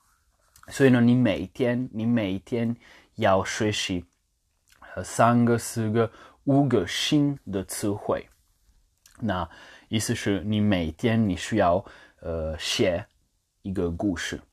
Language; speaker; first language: Chinese; non-native, learner; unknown